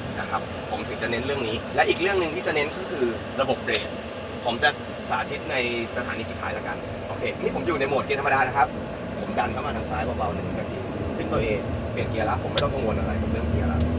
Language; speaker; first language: Thai; native; Thai